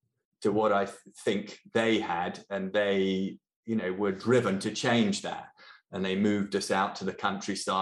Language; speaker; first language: English; native; English